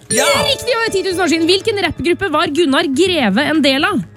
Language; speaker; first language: Norwegian; native; Norwegian